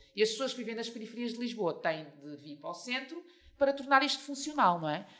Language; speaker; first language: Portuguese; native; Portuguese